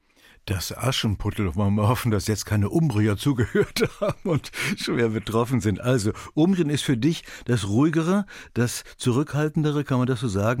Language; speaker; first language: German; native; German